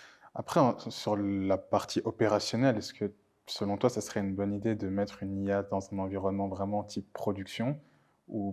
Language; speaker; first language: French; native; French